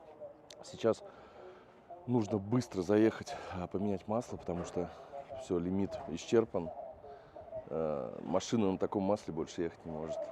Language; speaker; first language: Russian; native; Russian